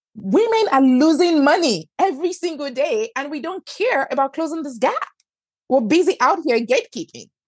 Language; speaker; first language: English; non-native, local second language; Yoruba